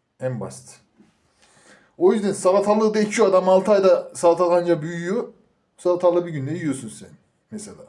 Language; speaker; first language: Turkish; native; Turkish